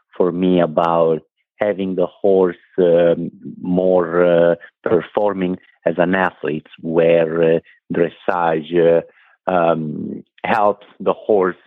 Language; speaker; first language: English; non-native, fluent; Italian